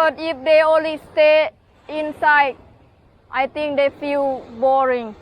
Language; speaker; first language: English; non-native, learner; Thai